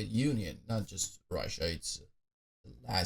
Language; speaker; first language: English; non-native, fluent; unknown